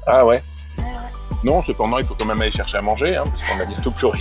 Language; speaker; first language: French; native; French